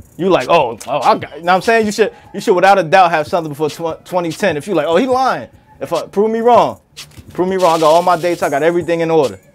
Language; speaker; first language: English; native; English